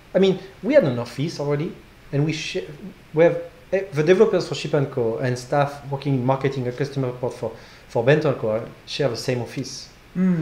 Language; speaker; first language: English; non-native, fluent; French